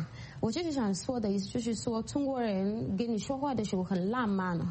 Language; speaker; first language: Chinese; non-native, fluent; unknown